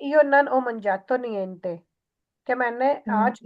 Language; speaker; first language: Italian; non-native, learner; Urdu